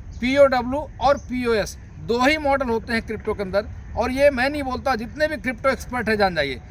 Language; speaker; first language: Hindi; native; Hindi